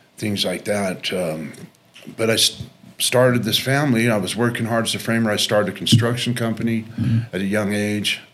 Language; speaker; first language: English; native; English